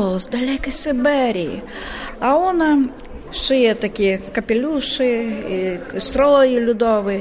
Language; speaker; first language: Polish; non-native, learner; Russian